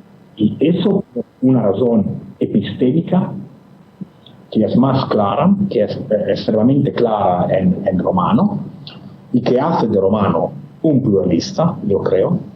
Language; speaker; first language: Spanish; non-native, fluent; Italian